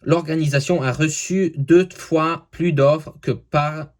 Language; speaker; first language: French; non-native, learner; English